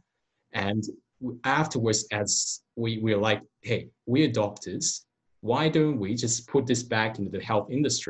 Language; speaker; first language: English; non-native, local second language; Cantonese